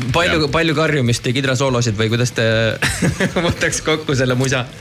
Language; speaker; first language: Estonian; non-native, learner; English